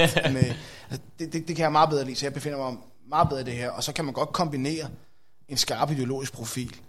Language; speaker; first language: Danish; native; Danish